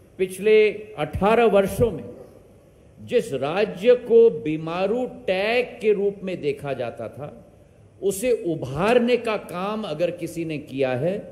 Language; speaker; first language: Hindi; native; Hindi